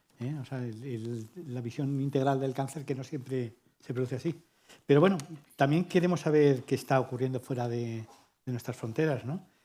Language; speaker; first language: Spanish; native; Spanish